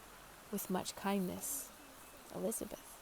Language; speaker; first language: English; native; English